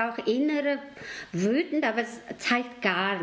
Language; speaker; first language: German; non-native, learner; Mongolian